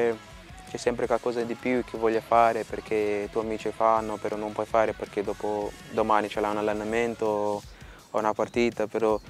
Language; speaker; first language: Italian; non-native, fluent; Portuguese